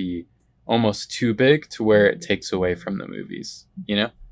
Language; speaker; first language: English; native; English